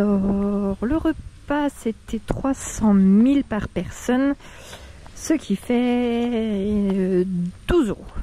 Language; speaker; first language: French; native; French